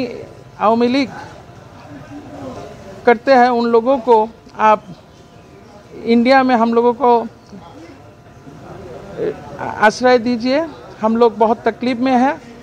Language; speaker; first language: Hindi; non-native, fluent; Bangla